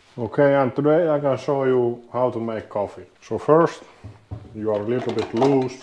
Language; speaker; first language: English; non-native, learner; Finnish